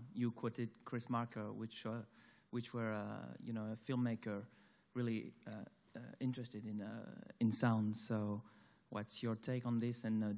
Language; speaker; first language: English; native; English